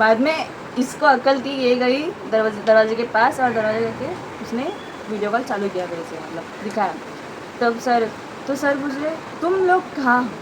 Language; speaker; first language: Hindi; non-native, local second language; Marathi